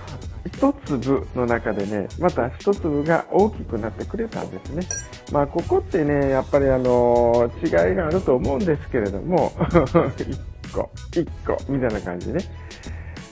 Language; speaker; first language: Japanese; native; Japanese